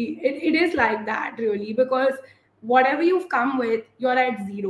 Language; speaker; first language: English; non-native, local second language; Gujarati